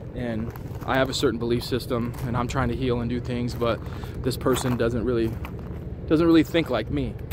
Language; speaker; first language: English; native; English